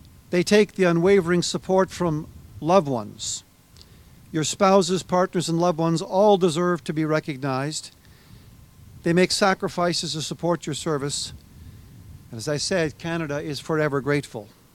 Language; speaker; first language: English; native; English